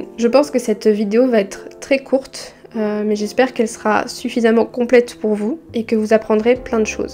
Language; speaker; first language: French; native; French